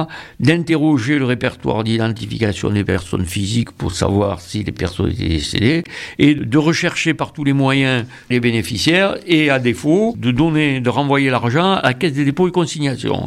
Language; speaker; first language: French; native; French